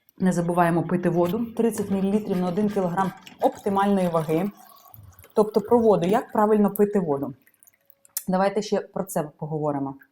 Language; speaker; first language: Ukrainian; non-native, local second language; Russian